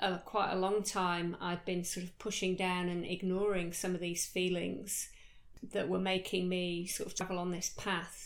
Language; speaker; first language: English; native; English